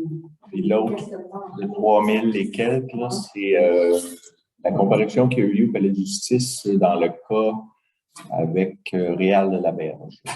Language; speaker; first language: French; native; French